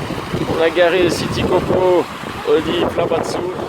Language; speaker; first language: French; native; French